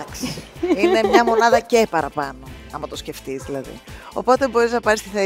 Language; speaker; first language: Greek; native; Greek